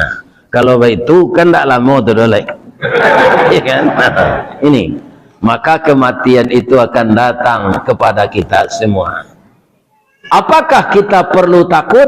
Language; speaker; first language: Malay; non-native, local second language; Minangkabau